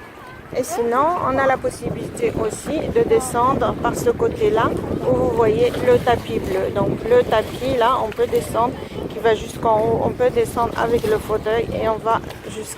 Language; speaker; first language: French; native; French